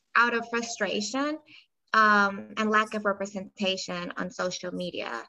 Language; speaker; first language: English; non-native, fluent; Spanish